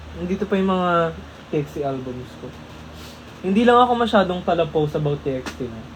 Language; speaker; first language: Filipino; native; Filipino